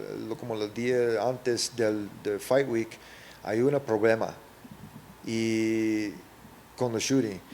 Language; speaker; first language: Spanish; early bilingual, heritage; English